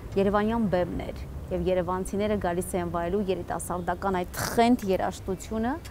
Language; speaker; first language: Armenian; native; Armenian